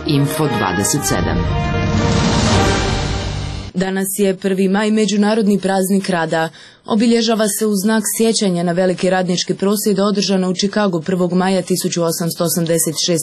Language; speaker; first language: Croatian; native; Croatian